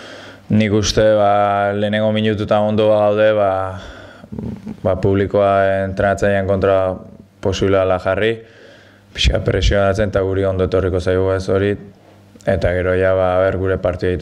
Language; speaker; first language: Basque; native; Basque